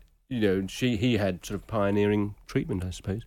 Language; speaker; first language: English; native; English